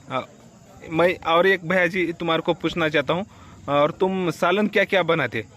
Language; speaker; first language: Hindi; non-native, local second language; Marathi